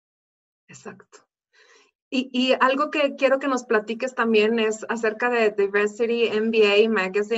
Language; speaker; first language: Spanish; native; Spanish